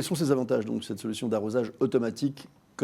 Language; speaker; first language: French; native; French